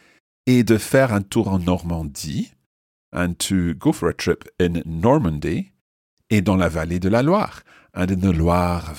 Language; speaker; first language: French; non-native, fluent; English